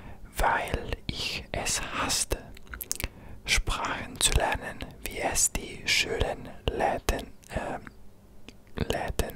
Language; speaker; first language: German; non-native, learner; English